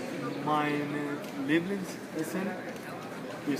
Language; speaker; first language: German; non-native, learner; Spanish